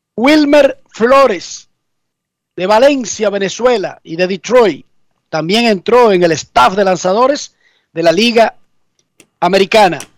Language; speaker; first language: Spanish; native; Spanish